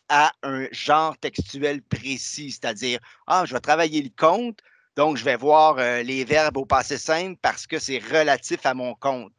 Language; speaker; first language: French; native; French